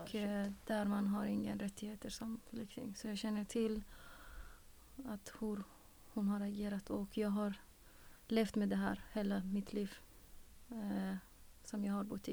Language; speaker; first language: Swedish; non-native, fluent; Persian